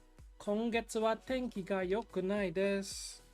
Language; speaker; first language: Japanese; non-native, learner; English